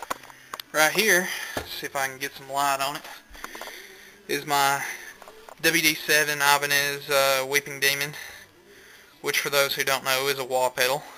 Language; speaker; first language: English; native; English